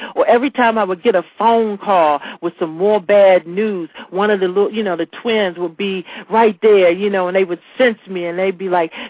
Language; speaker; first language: English; native; English